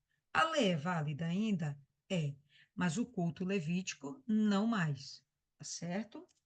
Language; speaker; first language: Portuguese; native; Portuguese